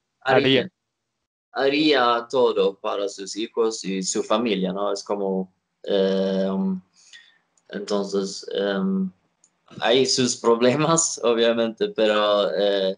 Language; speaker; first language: Spanish; non-native, learner; Swedish